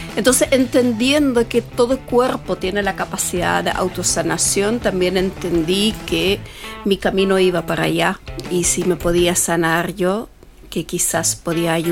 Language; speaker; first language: Spanish; non-native, fluent; Dutch